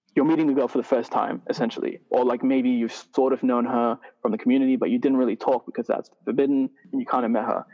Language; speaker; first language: English; non-native, fluent; Arabic